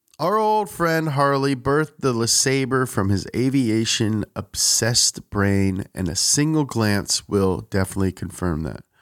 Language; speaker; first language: English; native; English